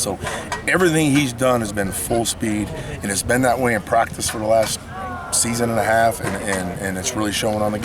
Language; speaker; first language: English; native; English